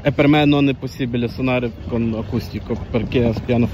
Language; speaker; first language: Italian; non-native, learner; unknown